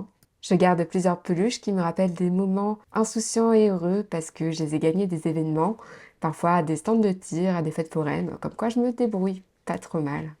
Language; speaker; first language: French; native; French